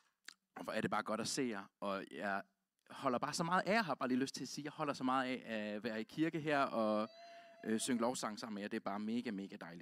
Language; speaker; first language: Danish; native; Danish